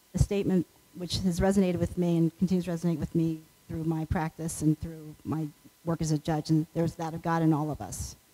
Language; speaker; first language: English; native; English